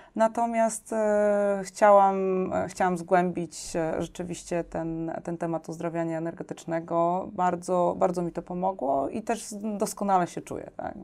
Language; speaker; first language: Polish; native; Polish